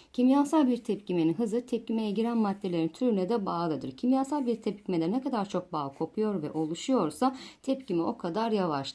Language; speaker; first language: Turkish; native; Turkish